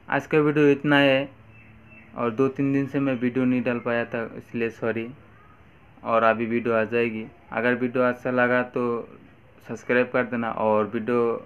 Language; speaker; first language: Hindi; non-native, local second language; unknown